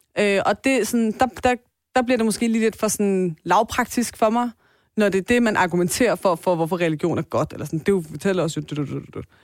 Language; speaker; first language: Danish; early bilingual, other home language; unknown